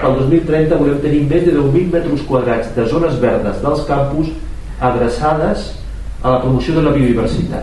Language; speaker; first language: Catalan; native; Catalan